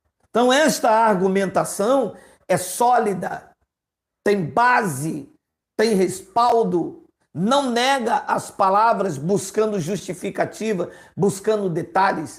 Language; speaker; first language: Portuguese; native; Portuguese